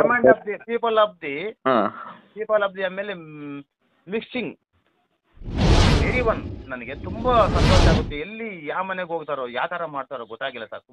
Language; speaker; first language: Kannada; native; Kannada